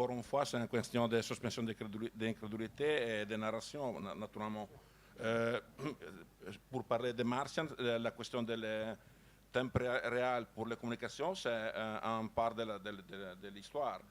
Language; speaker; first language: French; non-native, learner; Italian